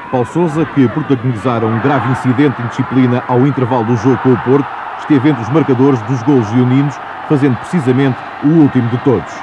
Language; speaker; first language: Portuguese; native; Portuguese